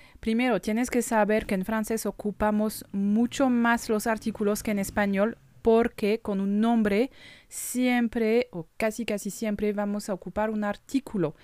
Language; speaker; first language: Spanish; non-native, fluent; French